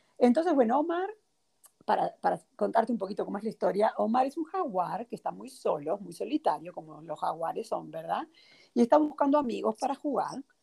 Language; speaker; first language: Spanish; native; Spanish